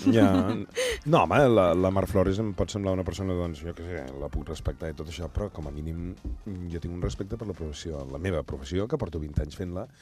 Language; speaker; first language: Catalan; native; Catalan